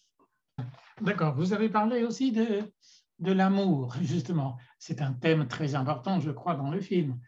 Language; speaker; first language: French; non-native, fluent; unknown